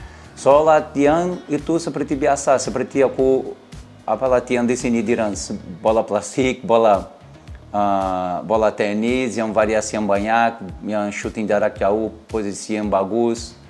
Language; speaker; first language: Indonesian; non-native, learner; Portuguese